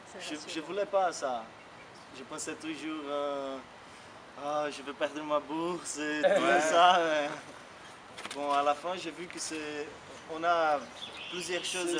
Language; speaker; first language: French; non-native, fluent; Portuguese